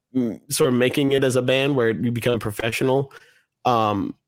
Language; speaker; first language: English; native; English